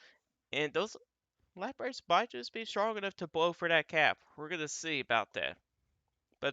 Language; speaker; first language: English; native; English